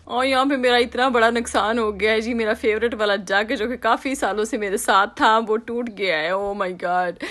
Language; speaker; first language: Urdu; native; Urdu